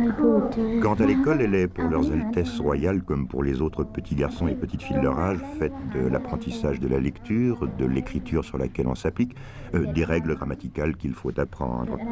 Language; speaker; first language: French; native; French